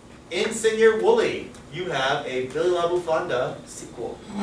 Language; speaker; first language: English; native; English